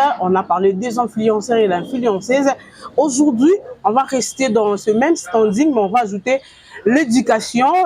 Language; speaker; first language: French; non-native, local second language; Lingala